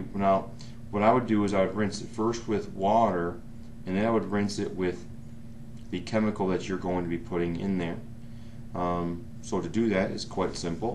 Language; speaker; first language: English; native; English